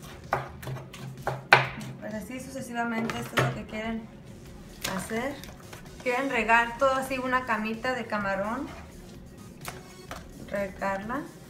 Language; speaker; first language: Spanish; early bilingual, heritage; Spanish